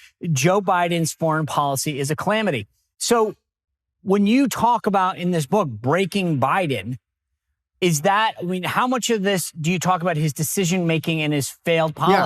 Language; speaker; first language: English; native; English